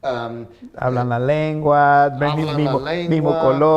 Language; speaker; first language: Spanish; native; Spanish